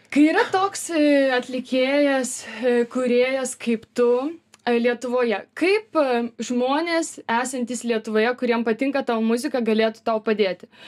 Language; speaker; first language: Lithuanian; native; Lithuanian